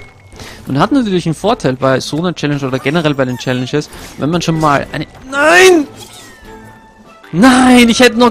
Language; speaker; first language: German; native; German